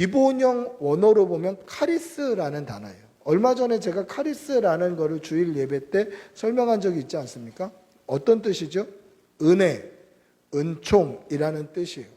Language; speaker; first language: Korean; native; Korean